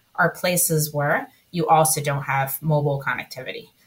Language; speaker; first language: English; early bilingual, other home language; Spanish